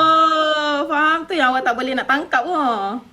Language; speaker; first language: Malay; native; Malay